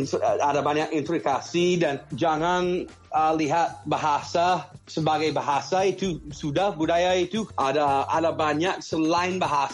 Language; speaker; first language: Indonesian; non-native, fluent; English